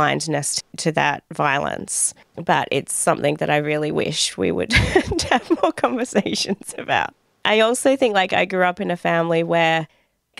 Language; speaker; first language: English; native; English